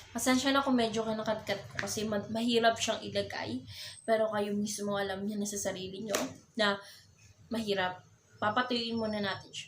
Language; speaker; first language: Filipino; native; Filipino